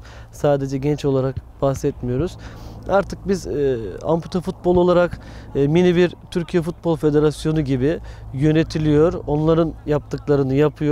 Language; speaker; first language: Turkish; native; Turkish